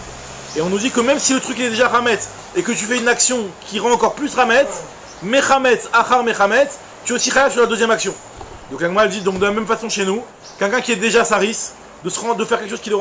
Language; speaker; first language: French; native; French